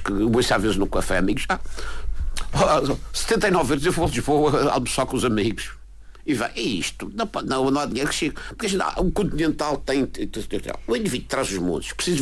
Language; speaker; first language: Portuguese; native; Portuguese